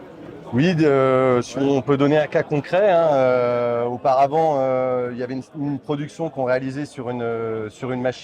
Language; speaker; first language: French; native; French